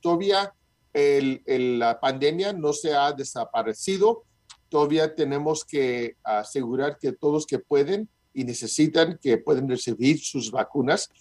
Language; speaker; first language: Spanish; early bilingual, heritage; Spanish